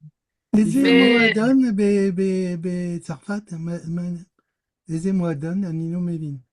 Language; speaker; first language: Hebrew; non-native, learner; French